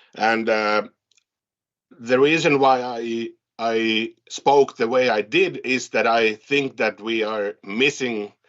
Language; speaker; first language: English; non-native, fluent; Finnish